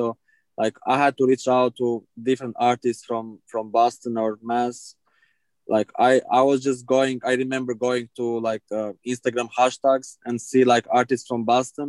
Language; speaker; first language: English; non-native, fluent; Albanian